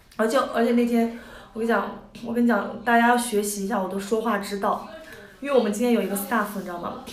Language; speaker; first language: Chinese; native; Chinese